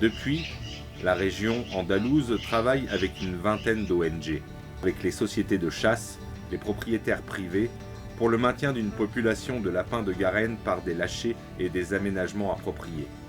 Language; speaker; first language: French; native; French